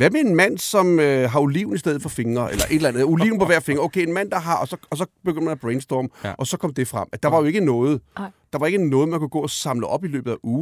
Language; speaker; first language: Danish; native; Danish